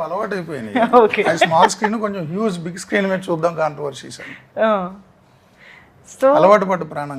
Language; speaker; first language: Telugu; native; Telugu